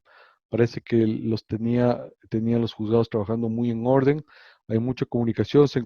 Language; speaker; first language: Spanish; native; Spanish